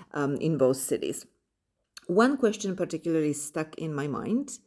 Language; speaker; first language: English; non-native, fluent; Polish